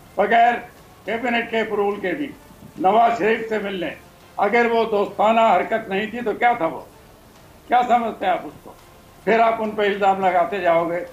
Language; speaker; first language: Hindi; native; Hindi